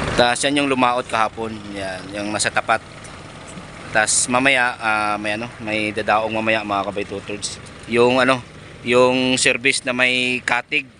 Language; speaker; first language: Filipino; non-native, local second language; Cebuano